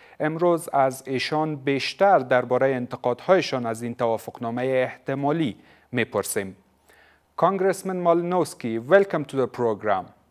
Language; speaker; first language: Persian; native; Persian